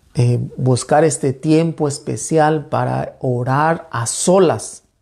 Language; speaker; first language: Spanish; native; Spanish